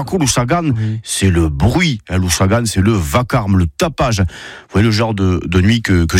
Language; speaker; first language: French; native; French